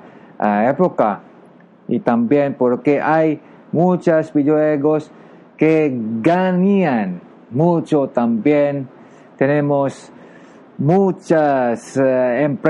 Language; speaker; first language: Spanish; non-native, learner; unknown